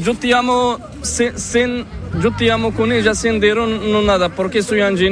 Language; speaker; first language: Spanish; non-native, learner; Arabic